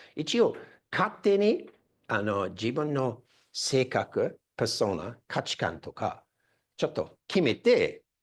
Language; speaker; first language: Japanese; non-native, fluent; English